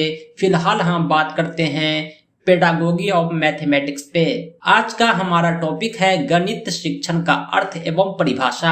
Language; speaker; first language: Hindi; native; Hindi